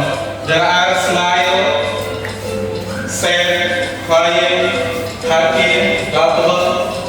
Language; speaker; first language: English; non-native, fluent; Indonesian